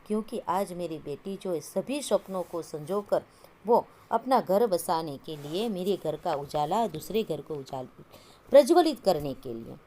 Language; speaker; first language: Hindi; non-native, local second language; Gujarati